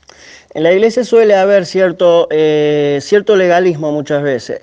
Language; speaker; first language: Spanish; native; Spanish